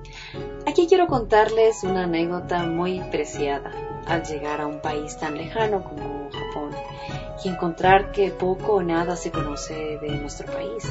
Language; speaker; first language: Spanish; native; Spanish